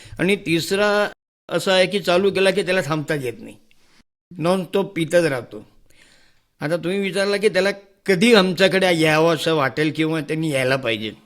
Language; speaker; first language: Marathi; non-native, local second language; Hindi